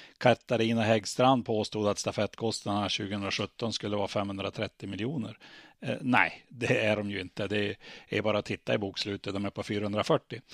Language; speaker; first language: Swedish; native; Swedish